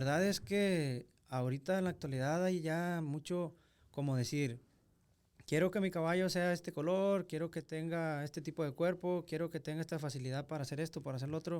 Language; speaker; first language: Spanish; native; Spanish